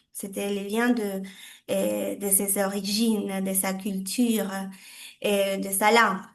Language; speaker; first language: French; non-native, fluent; Spanish